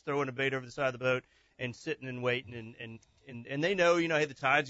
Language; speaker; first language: English; native; English